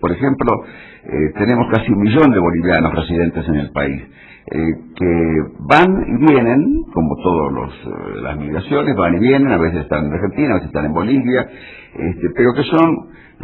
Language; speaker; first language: Spanish; native; Spanish